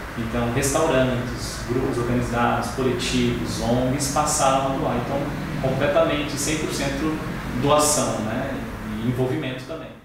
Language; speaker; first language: Portuguese; native; Portuguese